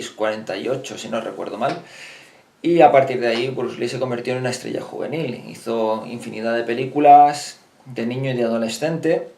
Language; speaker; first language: Spanish; native; Spanish